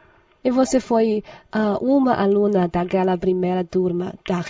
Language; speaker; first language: Portuguese; non-native, fluent; Chinese